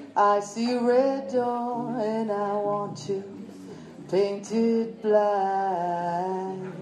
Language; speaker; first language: English; early bilingual, other home language; Spanish